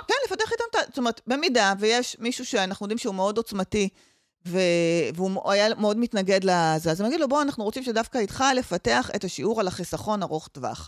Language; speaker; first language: Hebrew; native; Hebrew